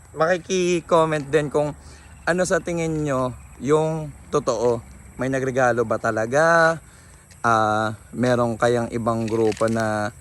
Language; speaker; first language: Filipino; native; Filipino